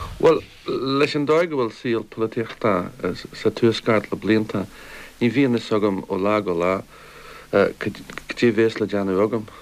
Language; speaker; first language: Irish; non-native, local second language; English